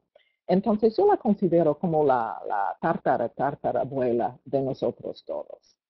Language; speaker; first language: Spanish; non-native, fluent; English